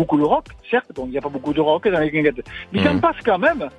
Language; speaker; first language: French; native; French